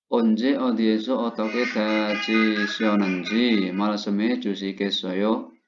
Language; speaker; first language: Korean; non-native, fluent; Indonesian